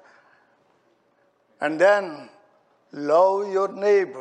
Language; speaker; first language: English; non-native, local second language; Telugu